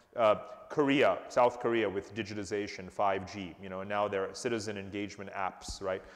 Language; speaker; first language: English; native; English